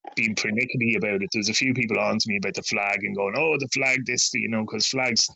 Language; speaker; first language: English; native; English